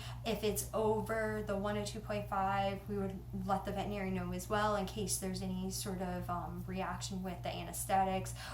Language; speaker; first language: English; native; English